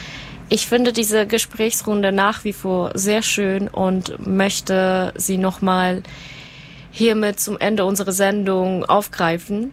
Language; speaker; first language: German; native; German